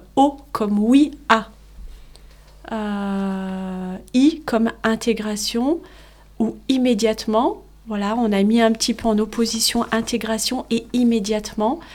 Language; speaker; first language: French; native; French